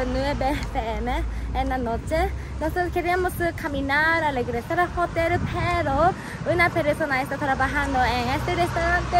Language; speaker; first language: Spanish; non-native, fluent; Japanese